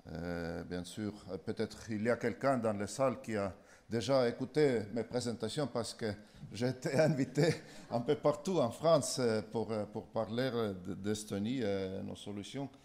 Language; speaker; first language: French; non-native, fluent; Estonian